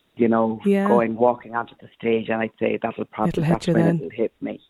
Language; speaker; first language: English; native; English